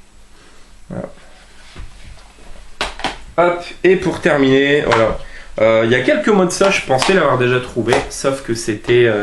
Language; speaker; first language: French; native; French